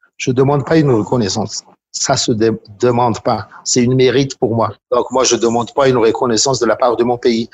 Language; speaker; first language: French; non-native, local second language; Malagasy